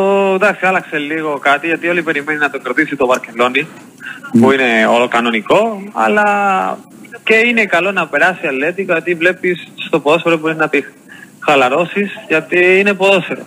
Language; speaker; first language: Greek; non-native, learner; Spanish